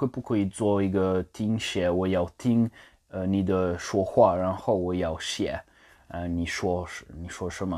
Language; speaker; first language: Chinese; non-native, learner; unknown